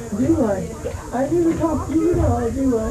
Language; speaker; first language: English; native; English